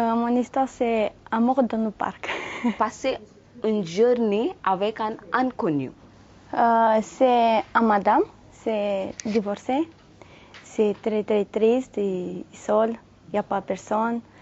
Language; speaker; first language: French; non-native, learner; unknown